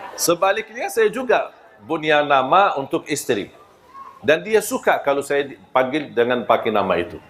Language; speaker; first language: Malay; non-native, fluent; Arabic